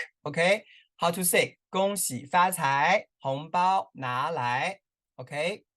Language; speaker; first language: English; non-native, learner; Chinese